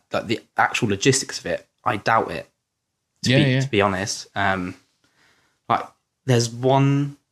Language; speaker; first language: English; native; English